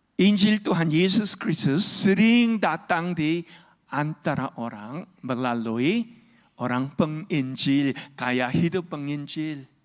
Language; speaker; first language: Indonesian; non-native, learner; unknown